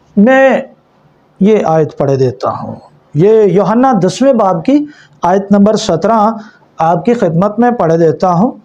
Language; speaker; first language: Urdu; non-native, local second language; Punjabi